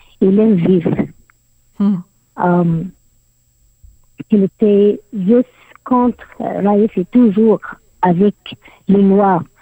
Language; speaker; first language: French; non-native, learner; Arabic